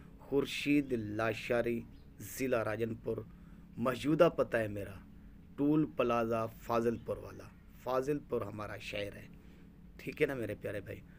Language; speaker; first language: Urdu; non-native, local second language; Saraiki